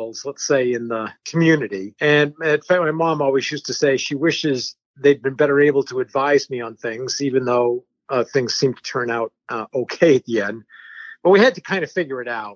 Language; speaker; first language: English; early bilingual, other home language; French